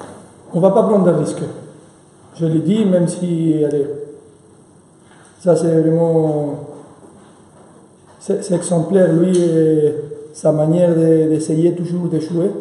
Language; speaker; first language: French; non-native, fluent; Spanish